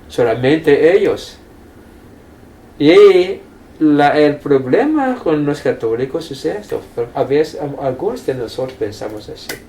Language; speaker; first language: Spanish; non-native, fluent; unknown